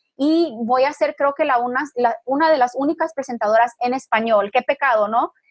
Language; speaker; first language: Spanish; early bilingual, heritage; Spanish